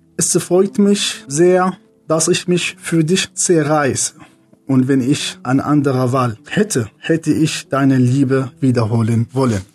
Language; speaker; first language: German; non-native, fluent; Arabic